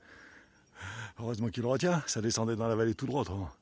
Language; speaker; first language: French; native; French